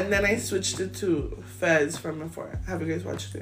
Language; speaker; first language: English; early bilingual, other home language; Spanish